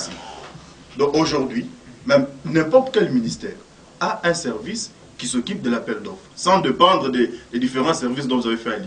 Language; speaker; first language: French; non-native, local second language; Lingala